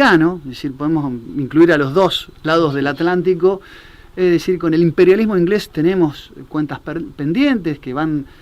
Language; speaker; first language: Spanish; native; Spanish